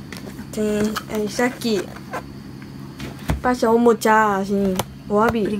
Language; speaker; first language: Portuguese; early bilingual, heritage; Portuguese